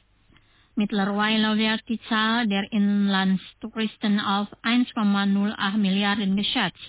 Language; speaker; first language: German; non-native, fluent; Indonesian